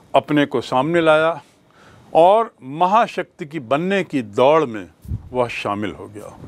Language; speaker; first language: Hindi; native; Hindi